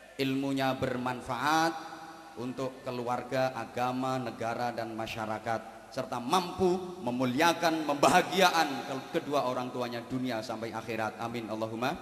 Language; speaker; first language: Malay; non-native, local second language; Javanese